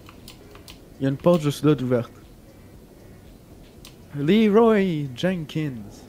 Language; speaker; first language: French; native; French